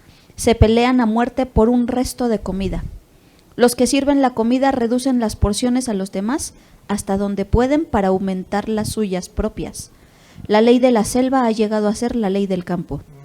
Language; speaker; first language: Spanish; native; Spanish